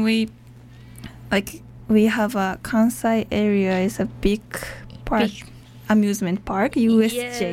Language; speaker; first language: English; non-native, learner; Japanese